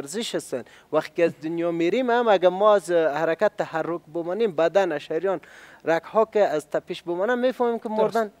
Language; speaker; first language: Persian; native; Persian